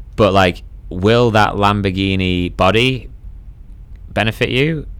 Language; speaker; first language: English; native; English